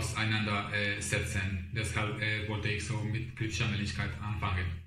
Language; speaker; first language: German; non-native, fluent; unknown